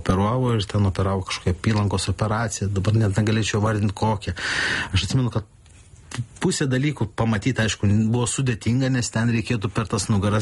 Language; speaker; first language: Lithuanian; native; Lithuanian